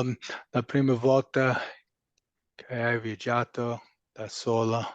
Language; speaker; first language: Italian; non-native, learner; English